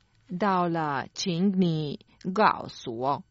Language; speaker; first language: Chinese; non-native, learner; Croatian